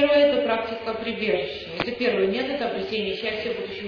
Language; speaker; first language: Russian; native; Russian